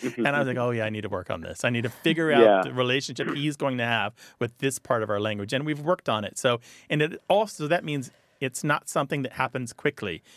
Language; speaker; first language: English; native; English